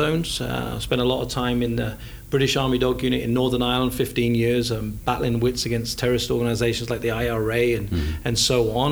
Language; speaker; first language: English; native; English